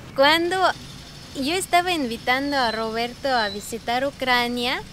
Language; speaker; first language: Spanish; non-native, fluent; Ukrainian